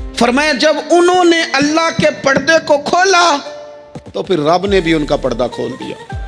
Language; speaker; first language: Urdu; non-native, local second language; Punjabi